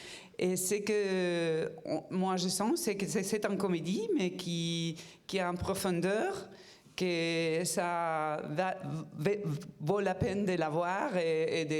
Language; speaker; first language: French; non-native, fluent; Spanish